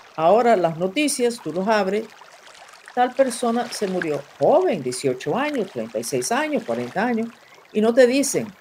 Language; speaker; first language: Spanish; non-native, fluent; English